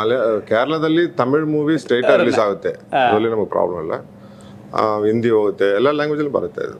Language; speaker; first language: Kannada; non-native, learner; Tamil